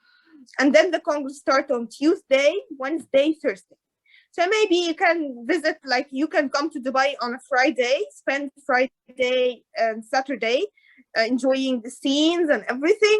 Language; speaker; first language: English; non-native, fluent; Arabic